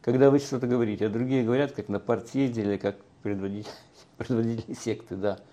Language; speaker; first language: Russian; native; Russian